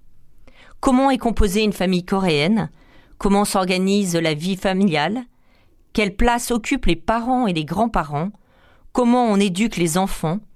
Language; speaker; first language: French; non-native, local second language; Korean